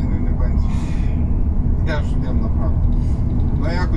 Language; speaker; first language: Polish; non-native, learner; Russian